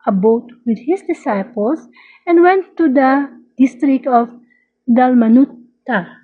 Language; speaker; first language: English; non-native, local second language; Filipino